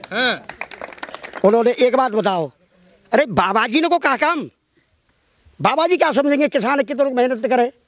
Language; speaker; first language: Hindi; native; Hindi